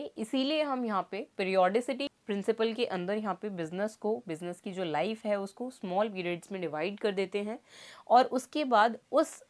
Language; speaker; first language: Hindi; native; Hindi